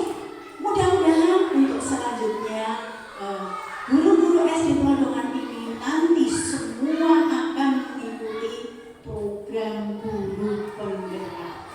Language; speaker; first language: Indonesian; non-native, local second language; Javanese